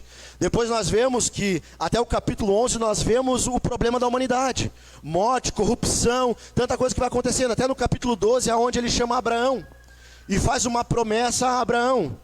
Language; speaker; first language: Portuguese; native; Portuguese